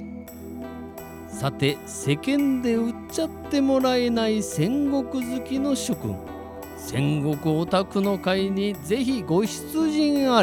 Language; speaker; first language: Japanese; native; Japanese